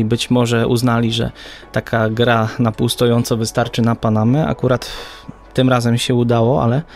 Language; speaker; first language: Polish; native; Polish